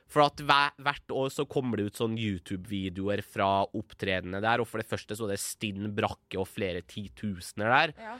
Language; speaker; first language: Norwegian; early bilingual, other home language; Persian